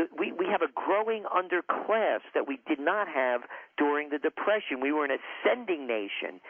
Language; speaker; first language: English; native; English